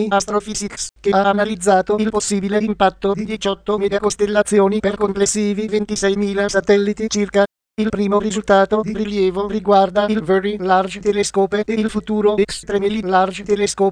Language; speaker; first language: Italian; native; Italian